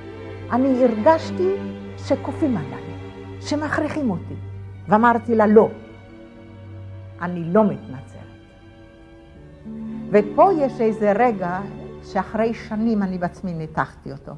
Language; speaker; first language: Hebrew; non-native, fluent; Polish